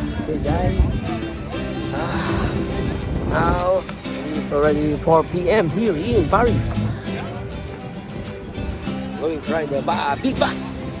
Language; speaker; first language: English; non-native, local second language; Filipino